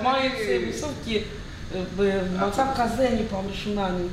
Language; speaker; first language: Hebrew; non-native, fluent; Russian